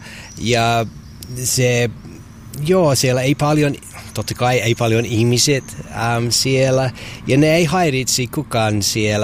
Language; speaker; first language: Finnish; non-native, learner; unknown